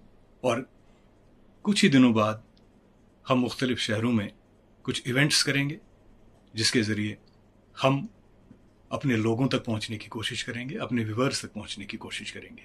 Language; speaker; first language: Hindi; native; Hindi